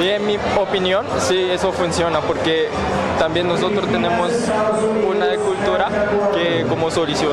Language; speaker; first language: Spanish; non-native, learner; Japanese